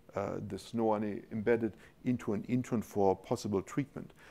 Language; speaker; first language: English; non-native, fluent; German